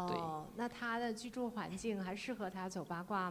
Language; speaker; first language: Chinese; native; Chinese